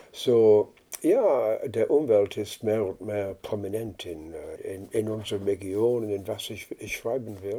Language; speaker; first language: German; non-native, learner; English